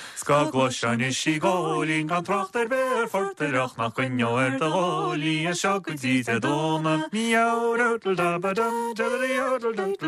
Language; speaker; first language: Irish; native; Irish